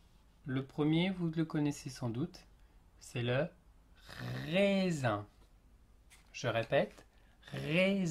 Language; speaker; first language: French; native; French